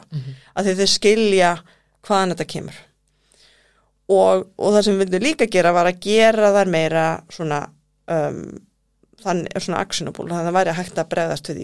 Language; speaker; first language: Icelandic; native; Icelandic